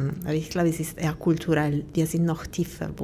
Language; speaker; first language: German; non-native, fluent; Italian